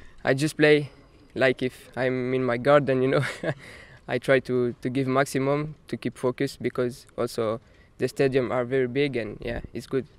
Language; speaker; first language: English; non-native, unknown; French